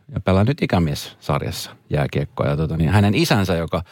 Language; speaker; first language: Finnish; early bilingual, other home language; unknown